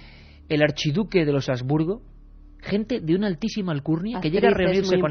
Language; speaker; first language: Spanish; native; Spanish